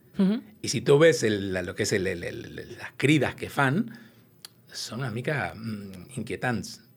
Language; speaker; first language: Catalan; non-native, local second language; Spanish